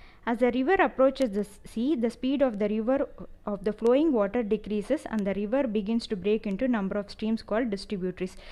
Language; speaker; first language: English; non-native, local second language; Tamil